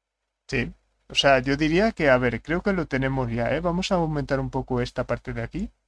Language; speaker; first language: Spanish; native; Spanish